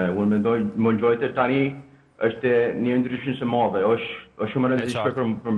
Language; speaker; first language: Albanian; non-native, learner; Danish